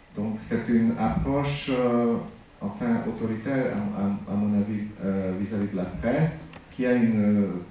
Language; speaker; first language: French; non-native, fluent; Hungarian